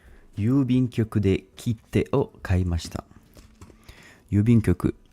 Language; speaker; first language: Japanese; non-native, learner; English